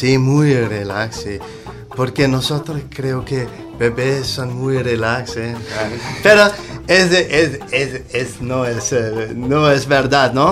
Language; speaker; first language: Spanish; non-native, learner; Danish